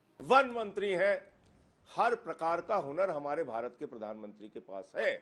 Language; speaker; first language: Hindi; native; Hindi